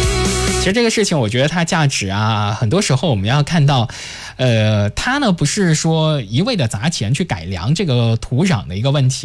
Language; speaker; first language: Chinese; native; Chinese